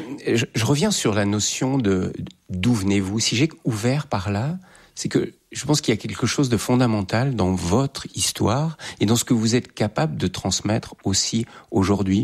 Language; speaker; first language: French; native; French